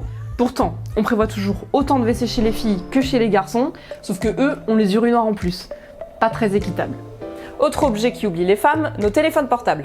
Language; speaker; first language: French; native; French